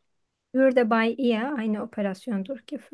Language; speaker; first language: German; non-native, fluent; Turkish